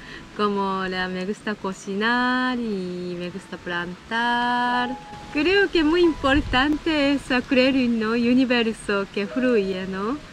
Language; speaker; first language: Spanish; non-native, learner; Japanese